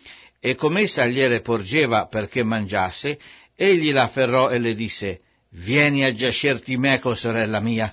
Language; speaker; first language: Italian; native; Italian